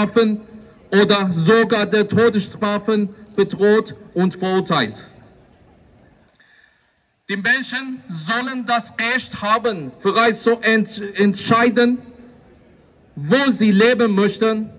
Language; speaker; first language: German; non-native, fluent; Persian